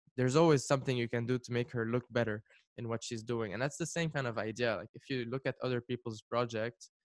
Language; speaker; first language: English; non-native, fluent; Arabic